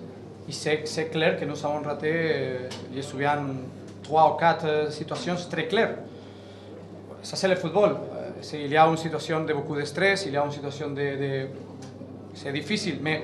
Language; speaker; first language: French; non-native, learner; Catalan